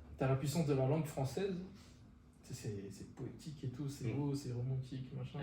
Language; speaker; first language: French; non-native, local second language; Malagasy